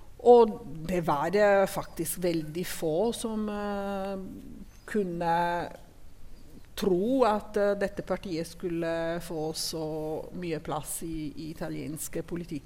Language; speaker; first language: Norwegian; non-native, fluent; Italian